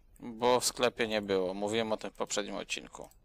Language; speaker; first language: Polish; native; Polish